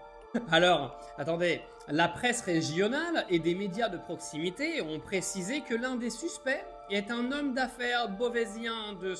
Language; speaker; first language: French; native; French